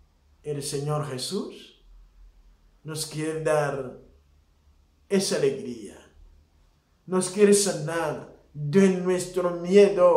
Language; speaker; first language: Spanish; non-native, fluent; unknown